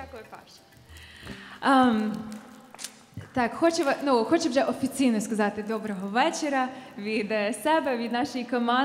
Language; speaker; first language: Ukrainian; non-native, fluent; English